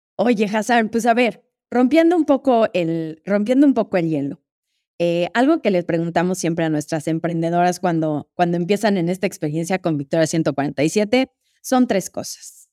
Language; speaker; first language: Spanish; native; Spanish